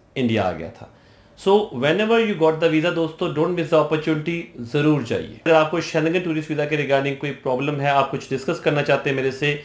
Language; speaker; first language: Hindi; non-native, local second language; Punjabi